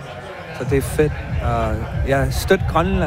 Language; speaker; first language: Danish; non-native, local second language; Kalaallisut